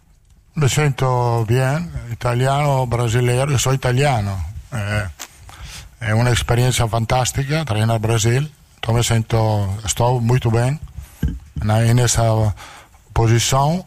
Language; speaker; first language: Portuguese; non-native, learner; Italian